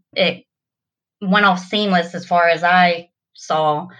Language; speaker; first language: English; native; English